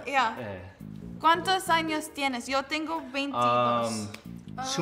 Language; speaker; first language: Spanish; early bilingual, heritage; English